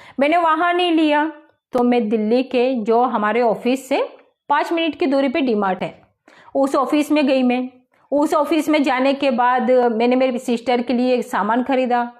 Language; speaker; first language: Hindi; non-native, local second language; Marathi